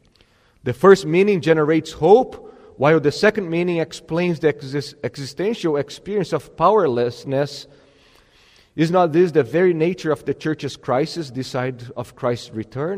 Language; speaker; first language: English; non-native, fluent; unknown